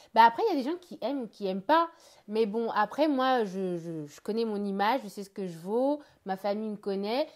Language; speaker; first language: French; native; French